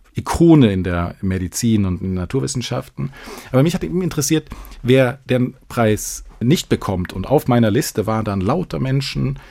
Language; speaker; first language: German; non-native, fluent; Swedish